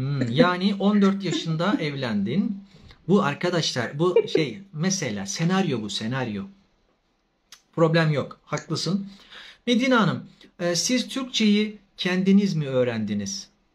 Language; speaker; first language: Turkish; native; Turkish